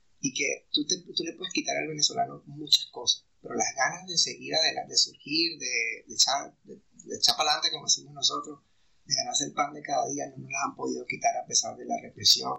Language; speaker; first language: Spanish; native; Spanish